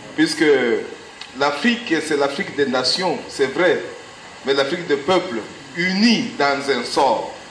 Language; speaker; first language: French; non-native, local second language; Lingala